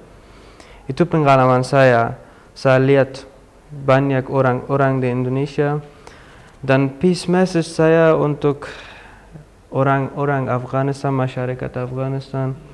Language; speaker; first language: Indonesian; non-native, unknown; Pashto